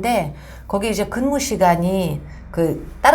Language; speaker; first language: Korean; non-native, fluent; Russian